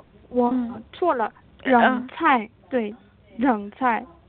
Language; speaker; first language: Chinese; non-native, learner; Korean